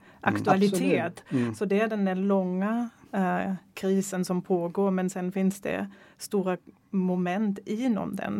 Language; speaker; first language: Swedish; non-native, fluent; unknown